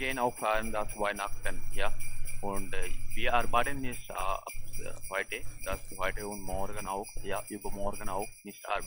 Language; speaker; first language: German; non-native, learner; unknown